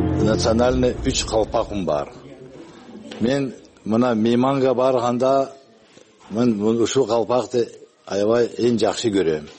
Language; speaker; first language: Kyrgyz; non-native, local second language; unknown